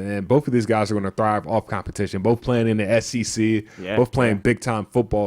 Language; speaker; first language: English; native; English